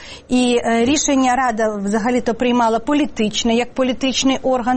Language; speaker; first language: Ukrainian; native; Ukrainian